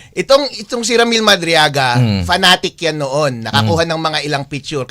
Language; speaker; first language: Filipino; non-native, local second language; Iloko